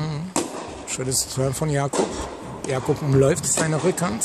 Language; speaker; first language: German; non-native, fluent; Polish